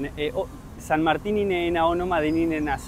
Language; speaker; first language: Greek; early bilingual, heritage; Spanish